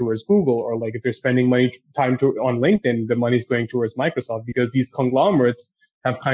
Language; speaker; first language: English; non-native, local second language; Urdu